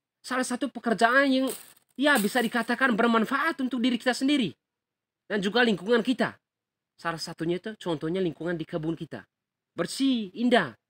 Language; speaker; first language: Indonesian; non-native, local second language; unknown